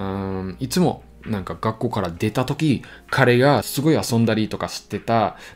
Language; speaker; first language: Japanese; non-native, learner; German